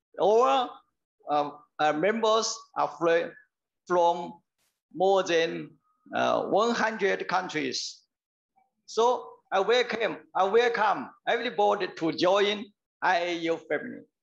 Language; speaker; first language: English; non-native, learner; Chinese